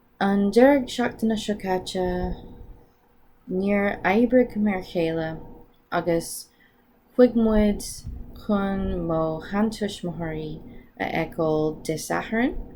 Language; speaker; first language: Irish; non-native, local second language; English